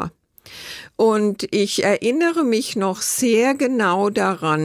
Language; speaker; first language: German; native; German